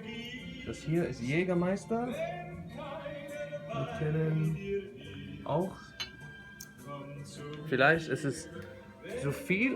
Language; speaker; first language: German; non-native, learner; English